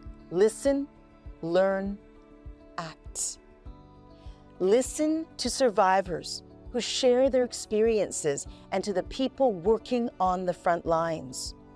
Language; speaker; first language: English; native; English